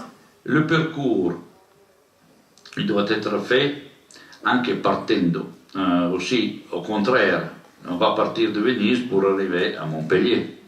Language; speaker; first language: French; non-native, learner; Italian